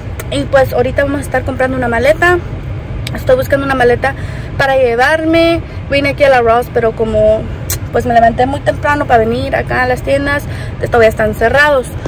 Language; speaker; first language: Spanish; early bilingual, heritage; Spanish